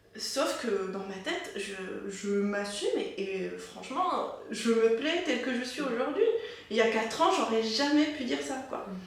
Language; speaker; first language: French; non-native, local second language; Arabic